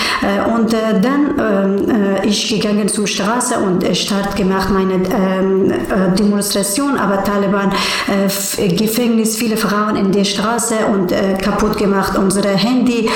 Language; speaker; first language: German; non-native, learner; Persian